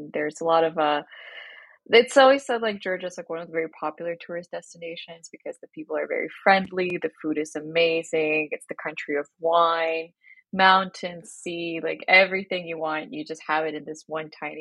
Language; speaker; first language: English; non-native, fluent; Georgian